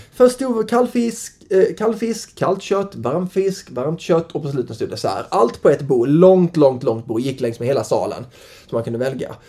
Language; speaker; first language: Swedish; native; Swedish